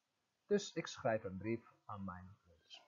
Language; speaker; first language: Dutch; non-native, fluent; Turkish